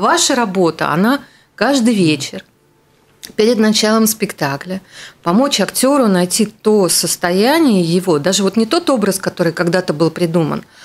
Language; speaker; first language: Russian; native; Russian